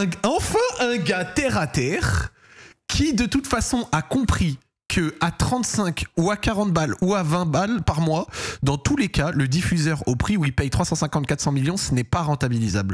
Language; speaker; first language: French; native; French